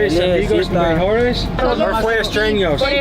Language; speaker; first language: Spanish; non-native, learner; English